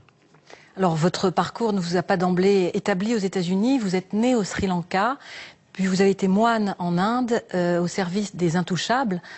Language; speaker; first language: French; native; French